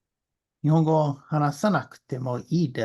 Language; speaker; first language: Japanese; non-native, learner; English